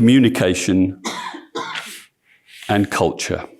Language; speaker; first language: English; native; English